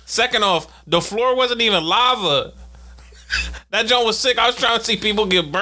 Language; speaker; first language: English; native; English